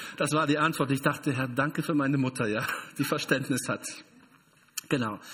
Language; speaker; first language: German; non-native, fluent; Portuguese